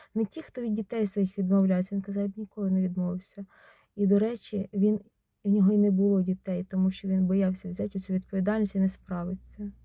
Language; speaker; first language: Ukrainian; native; Ukrainian